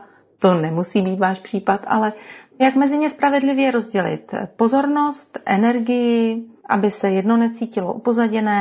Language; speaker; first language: Czech; native; Czech